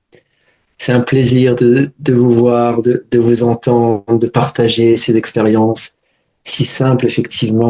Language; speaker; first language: French; native; French